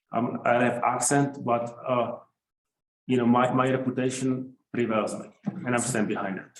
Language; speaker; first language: English; non-native, fluent; Czech